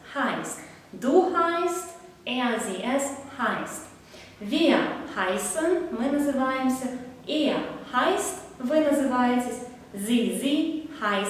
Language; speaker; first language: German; non-native, fluent; Belarusian